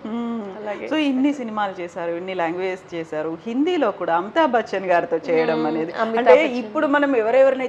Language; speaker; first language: Telugu; native; Telugu